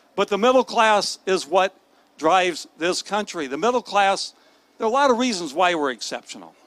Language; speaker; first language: English; native; English